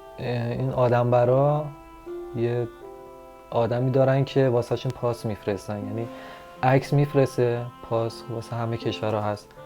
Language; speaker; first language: Persian; non-native, local second language; Azerbaijani